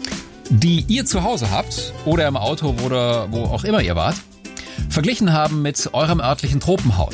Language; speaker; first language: German; native; German